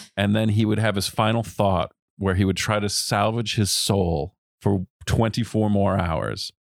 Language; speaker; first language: English; native; English